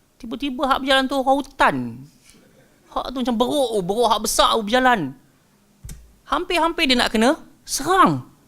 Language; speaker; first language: Malay; native; Malay